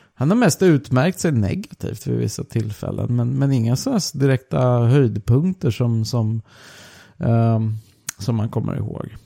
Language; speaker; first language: Swedish; native; Swedish